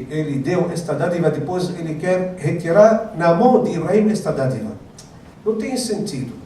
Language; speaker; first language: Portuguese; non-native, fluent; Arabic